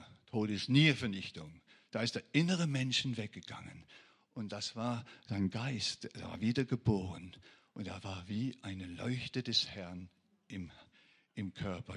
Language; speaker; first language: German; non-native, fluent; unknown